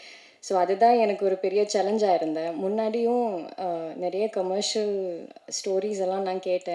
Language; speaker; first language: Tamil; non-native, learner; Malayalam